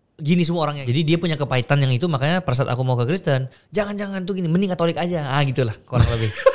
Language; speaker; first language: Indonesian; native; Indonesian